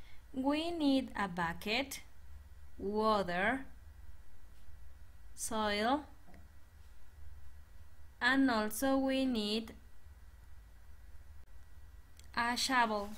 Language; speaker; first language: English; non-native, learner; Spanish